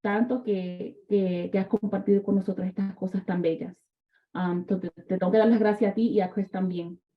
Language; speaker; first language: Spanish; early bilingual, heritage; Spanish